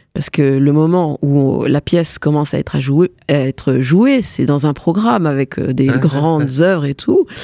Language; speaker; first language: French; early bilingual, other home language; Morisyen